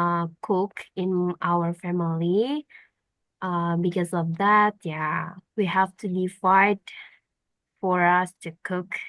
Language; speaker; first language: English; non-native, learner; Indonesian